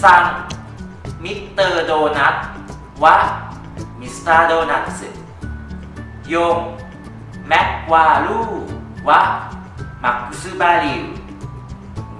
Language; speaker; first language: Japanese; non-native, fluent; Thai